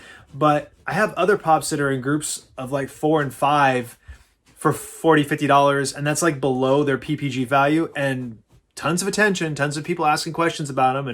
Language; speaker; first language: English; native; English